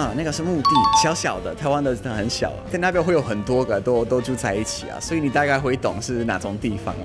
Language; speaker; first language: Chinese; non-native, fluent; Italian